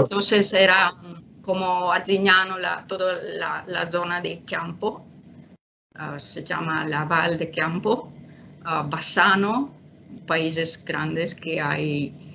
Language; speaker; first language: Spanish; non-native, fluent; Italian